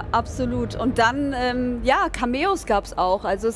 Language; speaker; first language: German; native; German